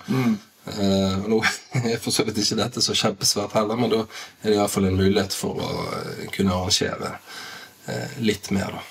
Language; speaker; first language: Norwegian; native; Norwegian